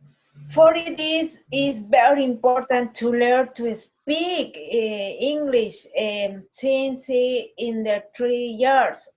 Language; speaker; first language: English; non-native, learner; Spanish